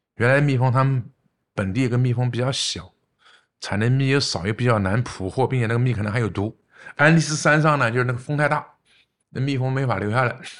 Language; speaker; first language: Chinese; native; Chinese